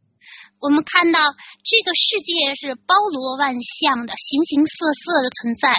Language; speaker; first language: Chinese; native; Chinese